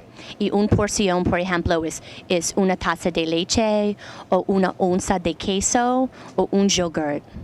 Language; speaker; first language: Spanish; non-native, learner; English